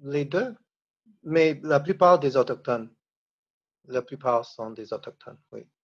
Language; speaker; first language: French; non-native, fluent; English